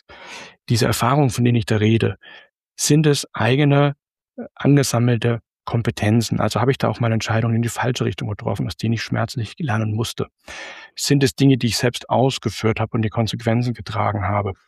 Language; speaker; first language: German; native; German